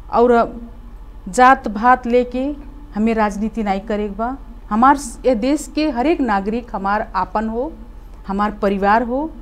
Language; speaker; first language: Bhojpuri; native; Bhojpuri